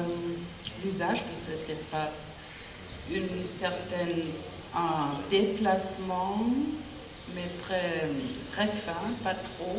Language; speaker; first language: French; non-native, fluent; German